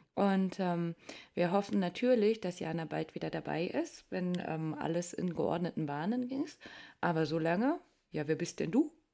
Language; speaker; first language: German; native; German